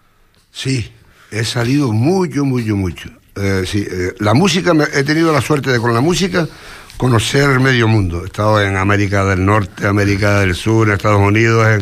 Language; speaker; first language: Spanish; native; Spanish